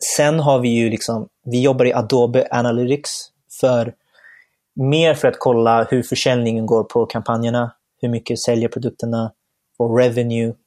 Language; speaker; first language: Swedish; early bilingual, other home language; Bangla